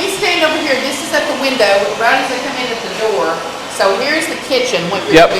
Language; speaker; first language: English; native; English